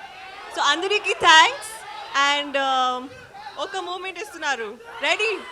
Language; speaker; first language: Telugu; non-native, learner; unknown